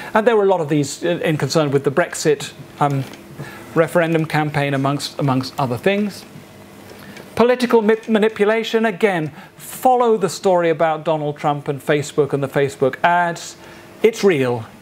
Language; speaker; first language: English; native; English